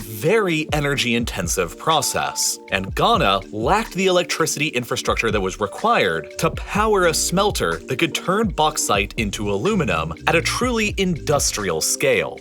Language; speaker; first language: English; native; English